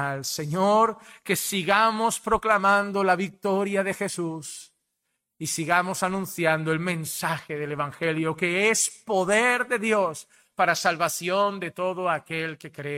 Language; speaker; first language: Spanish; native; Spanish